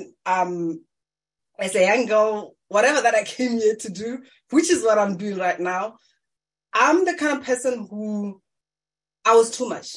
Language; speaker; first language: English; non-native, local second language; Tswana